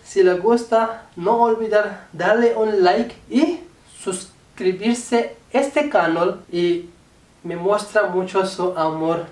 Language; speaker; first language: Spanish; non-native, learner; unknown